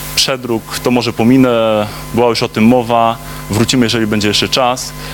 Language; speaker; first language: Polish; native; Polish